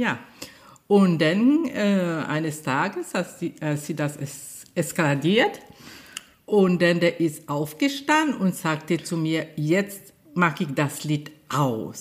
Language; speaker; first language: German; non-native, fluent; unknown